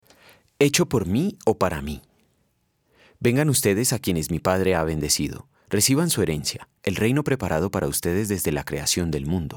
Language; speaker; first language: Spanish; native; Spanish